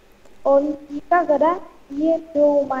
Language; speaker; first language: Russian; non-native, learner; Vietnamese